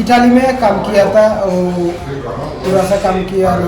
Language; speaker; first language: Hindi; non-native, learner; Bangla